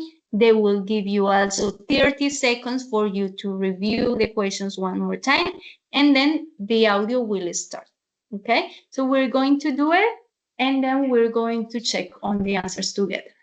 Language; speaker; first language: English; non-native, fluent; Spanish